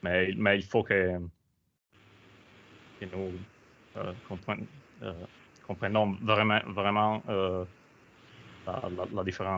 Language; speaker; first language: French; non-native, learner; Italian